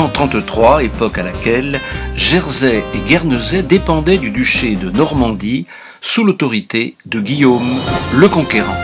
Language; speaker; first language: French; native; French